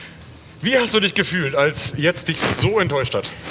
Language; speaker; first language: German; native; German